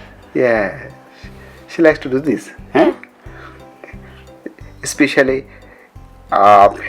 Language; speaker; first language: English; non-native, learner; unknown